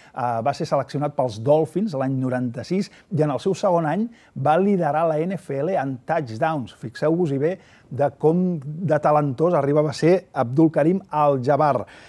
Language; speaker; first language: Catalan; native; Catalan